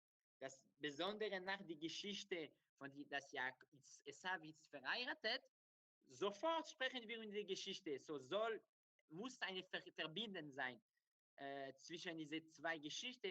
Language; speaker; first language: German; non-native, learner; Hebrew